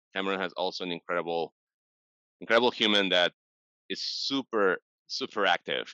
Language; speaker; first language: English; non-native, fluent; Spanish